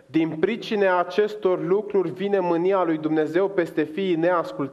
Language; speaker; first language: Romanian; native; Romanian